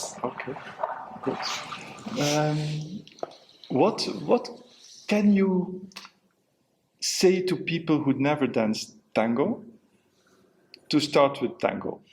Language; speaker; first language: English; non-native, fluent; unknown